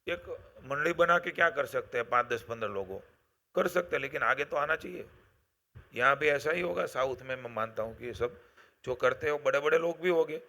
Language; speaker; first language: Hindi; non-native, local second language; Gujarati